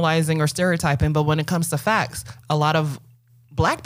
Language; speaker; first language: English; native; English